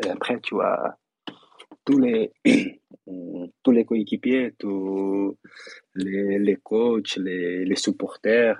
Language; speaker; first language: French; non-native, fluent; Kabuverdianu